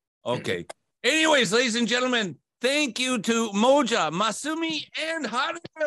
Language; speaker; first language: English; native; English